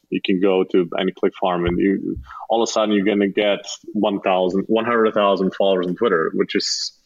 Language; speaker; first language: English; non-native, fluent; Slovenian